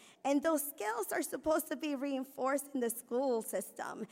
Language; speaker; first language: English; early bilingual, other home language; Spanish